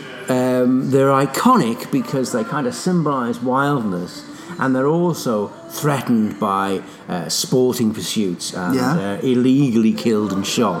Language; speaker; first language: English; native; English